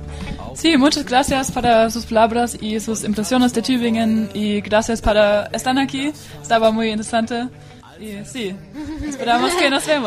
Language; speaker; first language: Spanish; non-native, learner; German